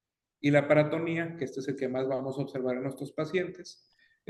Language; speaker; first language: Spanish; native; Spanish